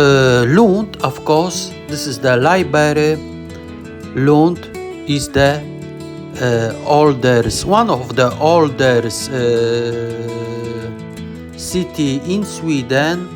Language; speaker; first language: English; non-native, learner; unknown